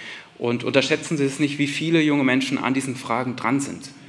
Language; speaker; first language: German; native; German